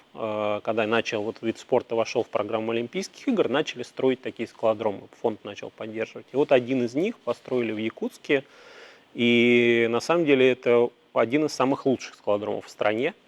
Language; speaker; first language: Russian; native; Russian